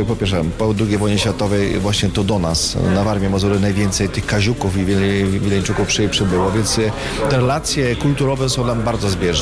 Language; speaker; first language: Polish; native; Polish